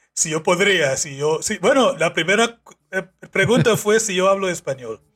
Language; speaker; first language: Spanish; non-native, fluent; English